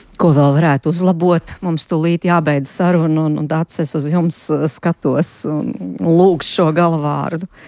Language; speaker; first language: Latvian; native; Latvian